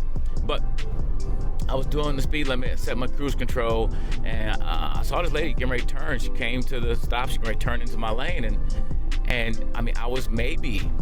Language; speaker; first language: English; native; English